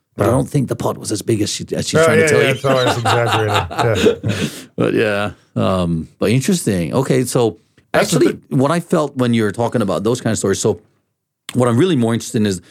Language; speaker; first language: English; early bilingual, other home language; Danish